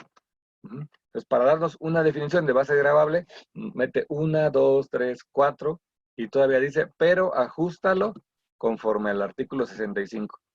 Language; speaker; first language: Spanish; native; Spanish